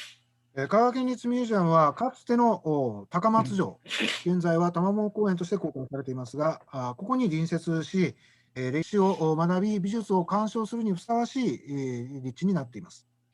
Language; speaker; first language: Japanese; native; Japanese